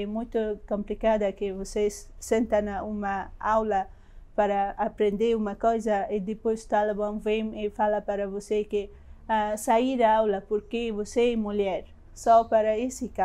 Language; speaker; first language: Portuguese; non-native, learner; Persian